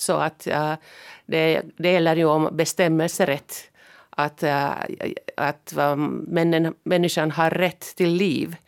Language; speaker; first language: Swedish; non-native, local second language; Finnish